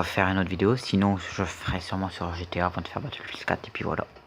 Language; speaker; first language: French; native; French